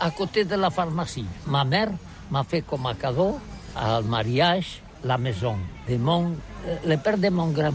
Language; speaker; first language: French; non-native, learner; Catalan